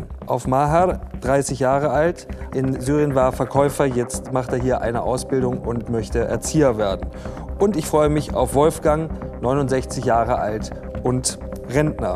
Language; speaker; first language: German; native; German